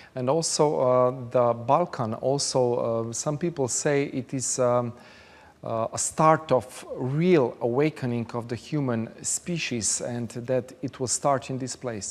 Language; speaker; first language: English; non-native, fluent; Slovenian